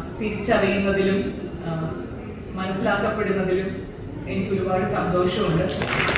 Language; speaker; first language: Malayalam; native; Malayalam